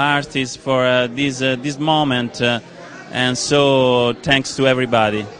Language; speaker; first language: English; non-native, fluent; Italian